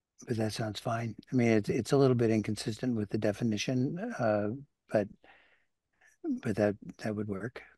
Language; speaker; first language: English; native; English